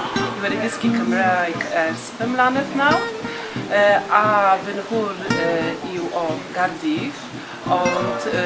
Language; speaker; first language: Welsh; non-native, fluent; Polish